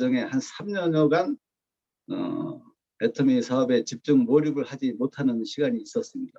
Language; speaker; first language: Korean; native; Korean